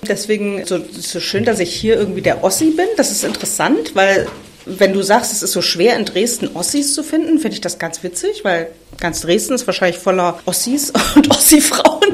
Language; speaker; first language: German; native; German